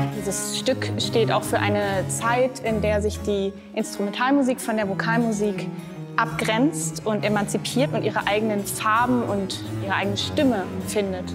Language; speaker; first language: German; non-native, fluent; Spanish